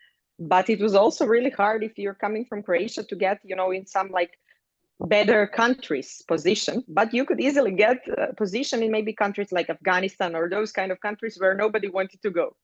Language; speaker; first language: English; non-native, fluent; Croatian